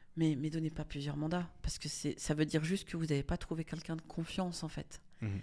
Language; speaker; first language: French; native; French